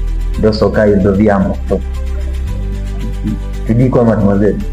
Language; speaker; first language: French; non-native, learner; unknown